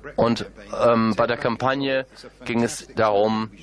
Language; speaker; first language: German; non-native, fluent; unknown